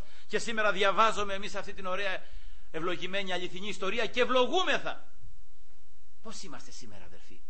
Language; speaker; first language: Greek; native; Greek